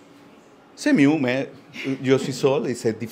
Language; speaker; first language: French; non-native, learner; Spanish